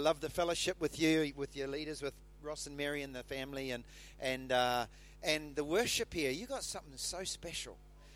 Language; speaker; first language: English; native; English